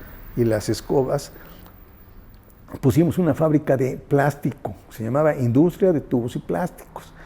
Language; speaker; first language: Spanish; native; Spanish